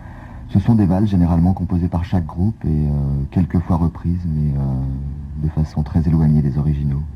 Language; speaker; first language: French; native; French